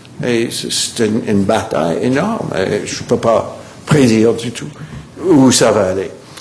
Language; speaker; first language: French; non-native, fluent; English